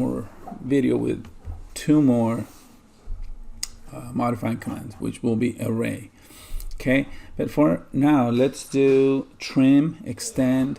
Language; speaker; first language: English; native; English